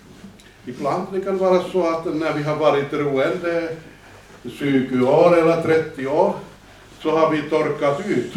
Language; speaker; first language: Swedish; non-native, fluent; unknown